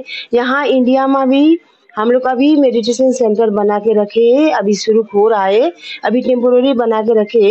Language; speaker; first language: Hindi; non-native, fluent; Burmese